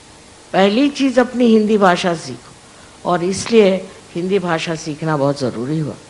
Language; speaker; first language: Hindi; non-native, local second language; Marathi